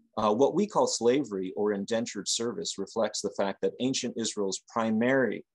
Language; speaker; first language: English; native; English